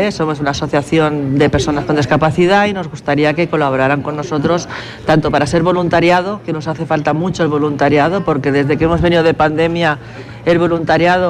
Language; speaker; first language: Spanish; native; Spanish